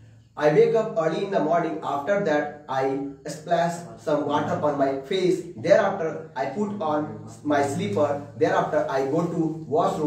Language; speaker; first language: English; non-native, learner; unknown